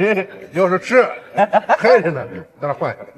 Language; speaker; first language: Chinese; native; Chinese